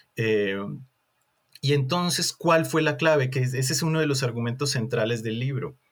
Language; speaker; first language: Spanish; native; Spanish